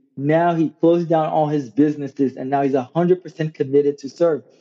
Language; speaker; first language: English; non-native, local second language; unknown